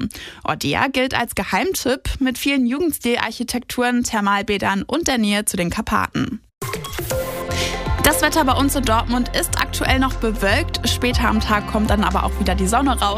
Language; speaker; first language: German; native; German